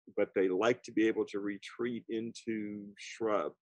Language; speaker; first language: English; native; English